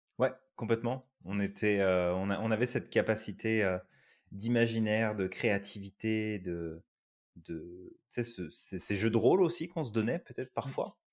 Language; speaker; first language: French; native; French